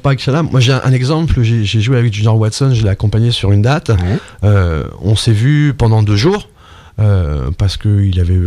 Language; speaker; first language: French; native; French